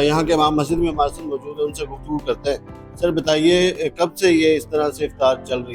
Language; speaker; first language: Urdu; native; Urdu